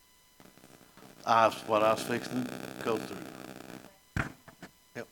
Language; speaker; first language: English; native; English